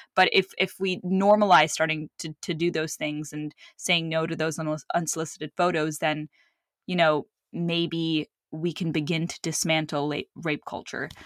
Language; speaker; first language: English; early bilingual, other home language; Arabic